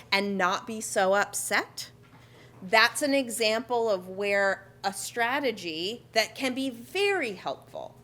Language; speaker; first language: English; native; English